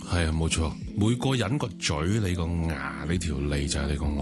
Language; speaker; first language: Cantonese; native; Cantonese